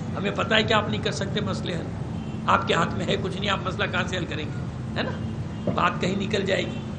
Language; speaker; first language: Urdu; native; Urdu